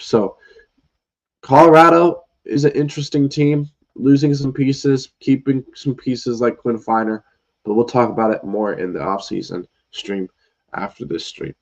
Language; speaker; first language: English; native; English